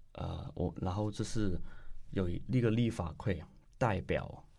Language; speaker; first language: Chinese; non-native, local second language; Cantonese